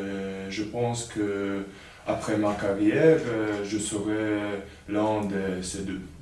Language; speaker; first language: French; non-native, learner; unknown